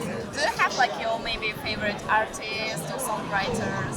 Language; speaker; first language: English; non-native, learner; Russian